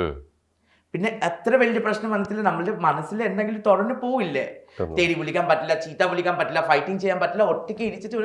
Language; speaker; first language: Malayalam; non-native, learner; Assamese